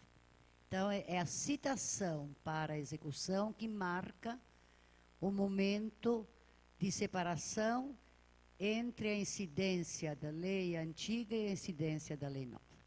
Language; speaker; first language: Portuguese; native; Portuguese